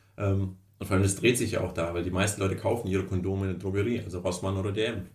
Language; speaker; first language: German; early bilingual, other home language; Russian